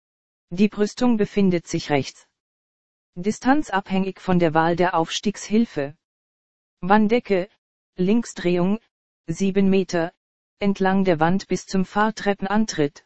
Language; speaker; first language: German; native; German